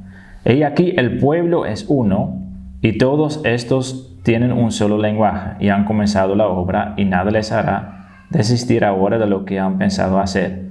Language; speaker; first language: Spanish; non-native, fluent; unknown